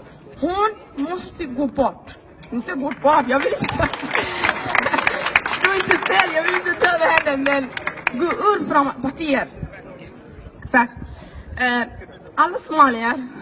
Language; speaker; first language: Swedish; non-native, fluent; Somali